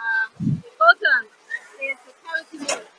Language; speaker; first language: English; non-native, fluent; Chinese